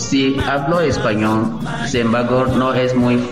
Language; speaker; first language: Spanish; non-native, learner; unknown